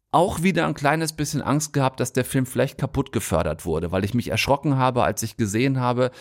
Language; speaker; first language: German; native; German